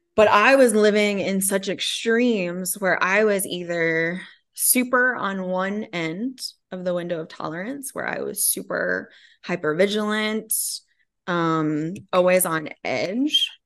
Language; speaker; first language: English; native; English